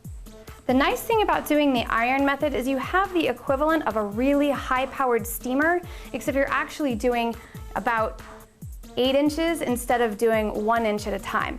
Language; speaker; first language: English; native; English